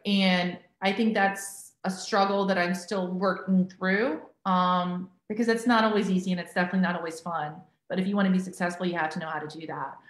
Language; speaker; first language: English; native; English